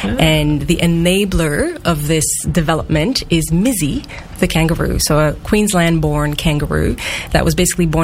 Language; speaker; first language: English; non-native, fluent; French